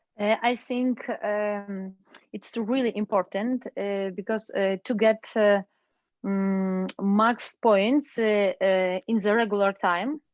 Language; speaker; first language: English; non-native, learner; Ukrainian